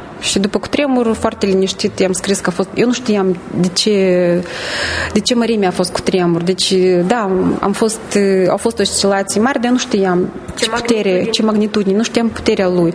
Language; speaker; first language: Romanian; native; Romanian